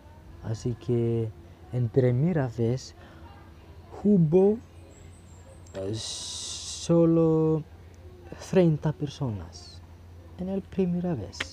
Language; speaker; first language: Spanish; non-native, learner; Indonesian